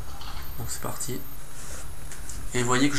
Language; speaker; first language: French; native; French